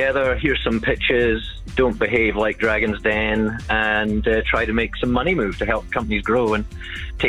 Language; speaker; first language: English; native; English